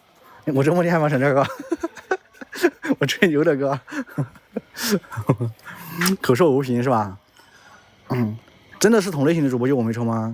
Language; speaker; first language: Chinese; native; Chinese